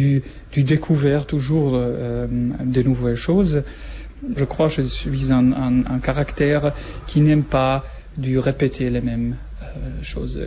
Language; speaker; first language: French; non-native, learner; German